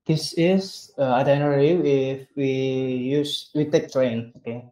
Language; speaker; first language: English; non-native, learner; Indonesian